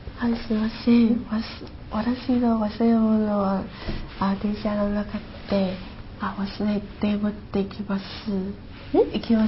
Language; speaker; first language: Japanese; non-native, learner; Chinese